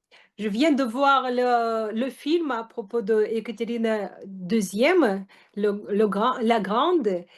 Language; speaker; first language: French; non-native, fluent; Russian